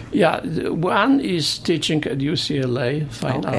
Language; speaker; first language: English; non-native, fluent; Polish